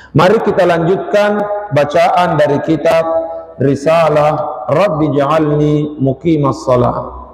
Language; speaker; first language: Malay; non-native, local second language; Buginese